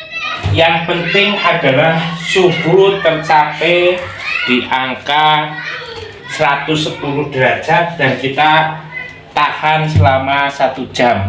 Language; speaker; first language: Indonesian; non-native, local second language; Javanese